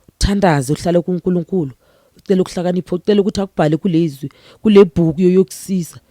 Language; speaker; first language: Zulu; non-native, local second language; Venda